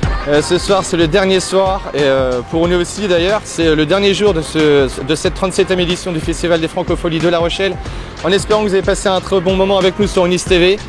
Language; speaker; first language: French; native; French